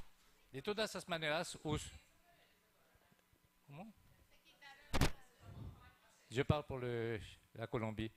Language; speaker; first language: Portuguese; non-native, fluent; French